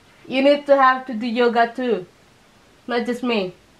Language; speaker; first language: English; non-native, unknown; Indonesian